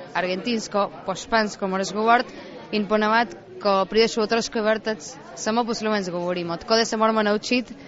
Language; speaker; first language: Slovenian; early bilingual, heritage; Slovenian